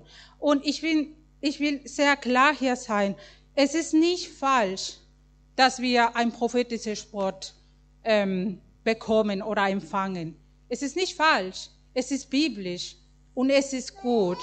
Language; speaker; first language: German; non-native, fluent; Spanish